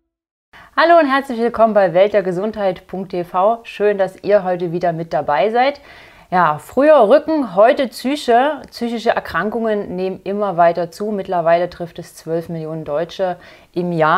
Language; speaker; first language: German; native; German